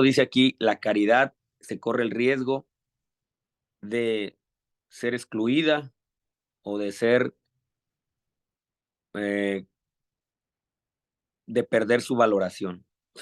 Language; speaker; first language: Spanish; native; Spanish